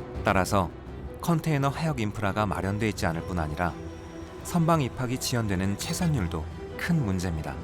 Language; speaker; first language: Korean; native; Korean